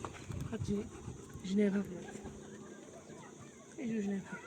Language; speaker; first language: Arabic; native; Arabic